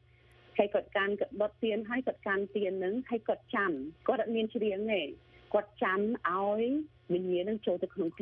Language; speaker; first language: Khmer; early bilingual, heritage; Khmer